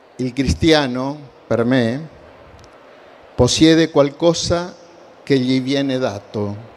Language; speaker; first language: Italian; non-native, learner; Spanish